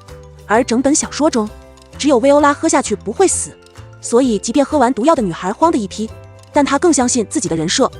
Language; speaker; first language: Chinese; native; Chinese